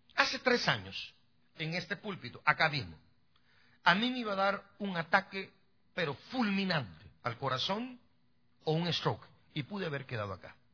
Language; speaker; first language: Spanish; native; Spanish